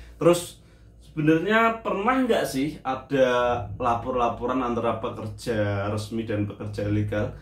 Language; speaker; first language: Indonesian; native; Indonesian